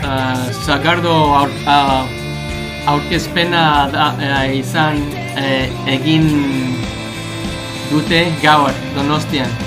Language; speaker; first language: Basque; non-native, learner; English